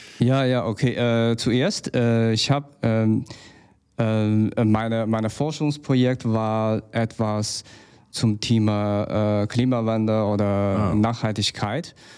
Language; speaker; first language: German; non-native, learner; Chinese